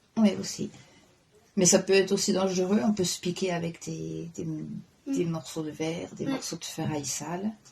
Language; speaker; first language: French; native; French